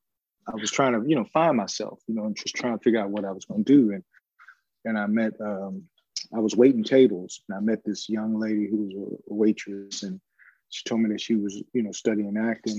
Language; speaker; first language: English; native; English